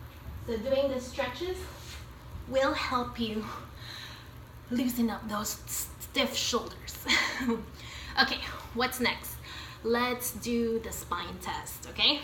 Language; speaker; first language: English; native; English